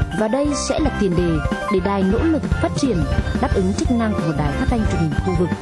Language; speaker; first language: Vietnamese; native; Vietnamese